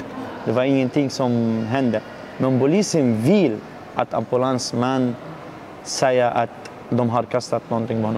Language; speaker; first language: Swedish; non-native, learner; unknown